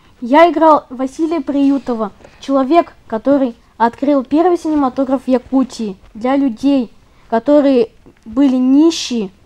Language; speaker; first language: Russian; non-native, local second language; Yakut